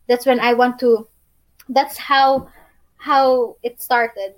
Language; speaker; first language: English; non-native, local second language; Cebuano